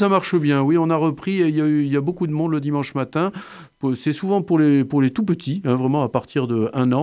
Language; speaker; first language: French; native; French